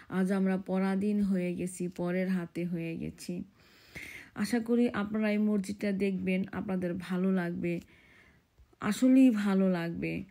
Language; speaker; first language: Bangla; early bilingual, heritage; Bangla